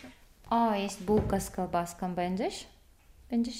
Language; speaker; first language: Polish; non-native, learner; Chechen